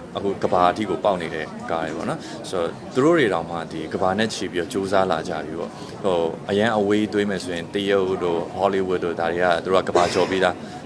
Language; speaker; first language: Burmese; non-native, local second language; Shan